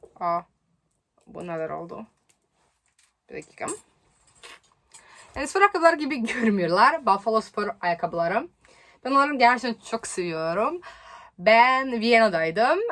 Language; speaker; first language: Turkish; non-native, learner; Serbian